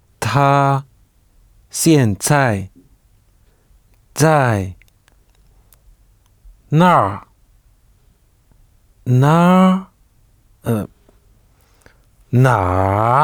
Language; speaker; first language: Chinese; non-native, learner; French